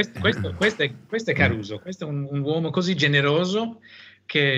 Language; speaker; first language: Italian; non-native, fluent; English